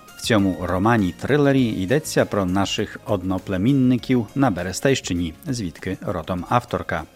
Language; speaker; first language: Ukrainian; native; Ukrainian